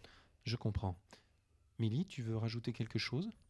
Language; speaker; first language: French; native; French